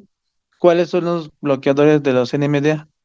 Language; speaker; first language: Spanish; native; Spanish